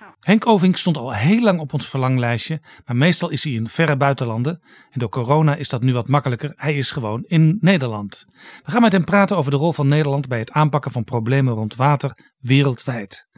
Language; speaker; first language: Dutch; native; Dutch